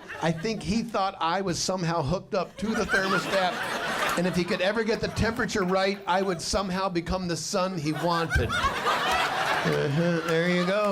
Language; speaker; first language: English; native; English